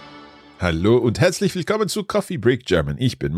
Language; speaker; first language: German; non-native, learner; English